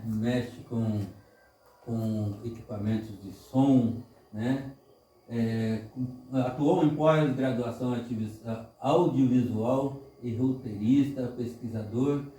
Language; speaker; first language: Portuguese; native; Portuguese